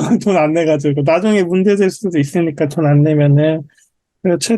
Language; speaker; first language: Korean; native; Korean